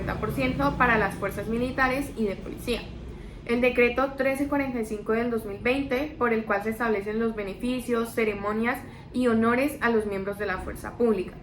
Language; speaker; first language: Spanish; native; Spanish